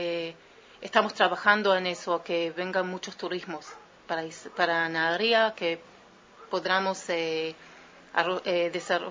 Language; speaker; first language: Spanish; early bilingual, heritage; Spanish